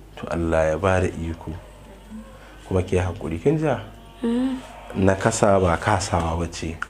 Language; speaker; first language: Hausa; native; Hausa